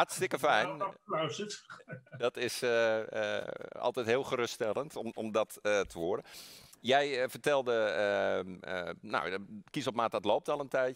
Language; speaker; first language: Dutch; native; Dutch